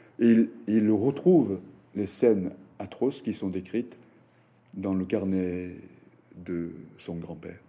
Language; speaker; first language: French; non-native, fluent; Japanese